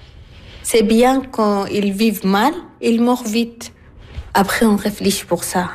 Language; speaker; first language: French; non-native, learner; Arabic